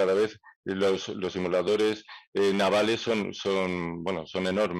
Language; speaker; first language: Spanish; native; Spanish